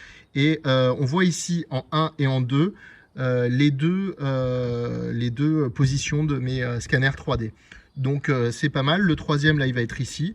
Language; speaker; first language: French; native; French